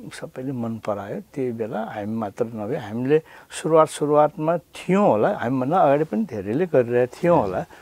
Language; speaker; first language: Nepali; non-native, local second language; Newari